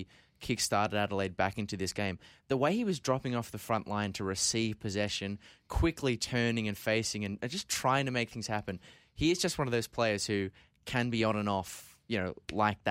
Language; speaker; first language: English; native; English